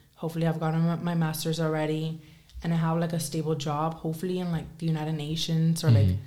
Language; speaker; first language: English; early bilingual, other home language; Spanish